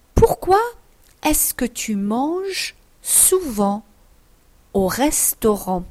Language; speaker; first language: French; non-native, fluent; English